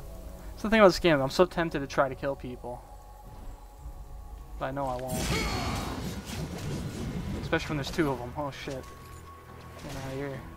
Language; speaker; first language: English; native; English